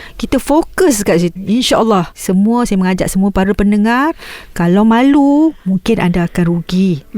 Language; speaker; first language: Malay; native; Malay